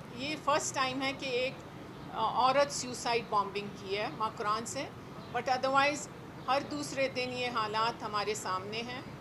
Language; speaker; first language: Urdu; non-native, local second language; Baluchi